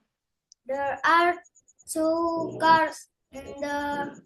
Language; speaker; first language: English; non-native, learner; Indonesian